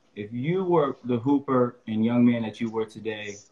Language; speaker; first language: English; native; English